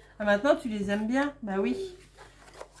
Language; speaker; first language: French; native; French